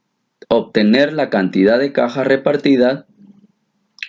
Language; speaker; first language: Spanish; native; Spanish